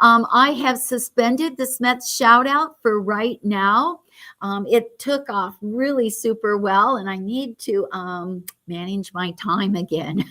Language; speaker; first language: English; native; English